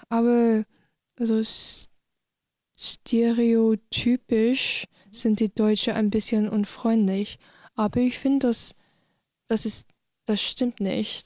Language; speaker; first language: German; non-native, learner; English